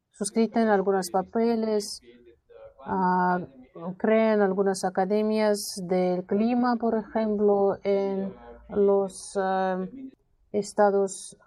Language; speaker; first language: Spanish; non-native, learner; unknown